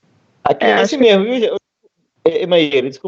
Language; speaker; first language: Portuguese; native; Portuguese